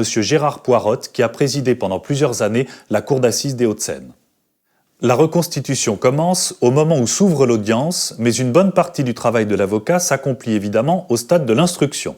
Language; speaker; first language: French; native; French